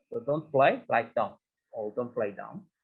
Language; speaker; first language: English; non-native, learner; Korean